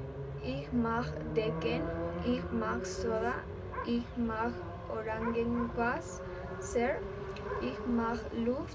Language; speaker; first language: German; non-native, learner; Spanish